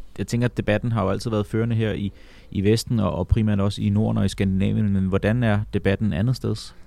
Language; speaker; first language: Danish; native; Danish